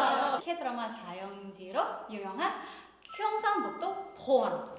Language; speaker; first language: Korean; non-native, fluent; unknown